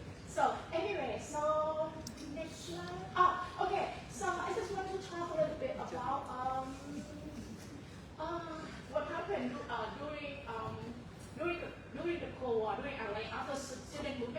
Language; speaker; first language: English; non-native, fluent; Thai